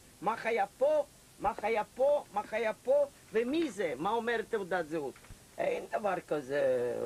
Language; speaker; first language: Hebrew; non-native, fluent; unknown